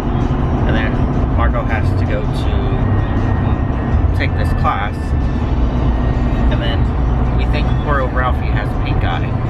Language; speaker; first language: English; native; English